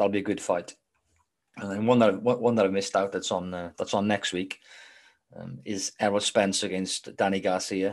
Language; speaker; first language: English; native; English